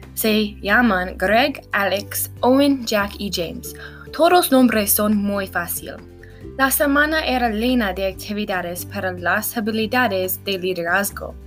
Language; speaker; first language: Spanish; non-native, learner; English